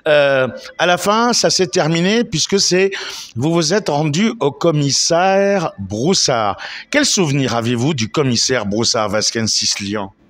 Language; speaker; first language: French; native; French